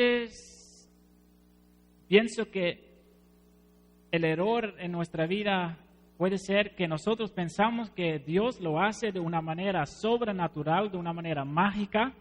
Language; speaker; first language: Spanish; non-native, fluent; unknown